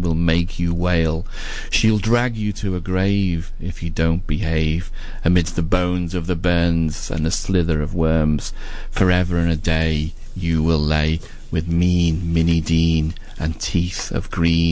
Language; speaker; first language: English; native; English